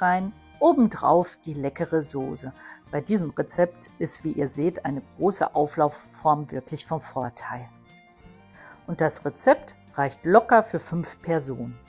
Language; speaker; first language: German; native; German